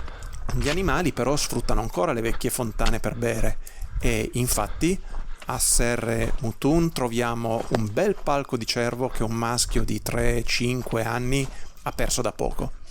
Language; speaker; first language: Italian; native; Italian